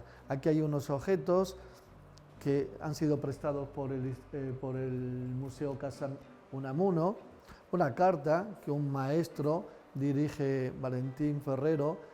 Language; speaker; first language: Spanish; native; Spanish